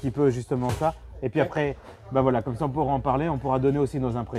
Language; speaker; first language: French; native; French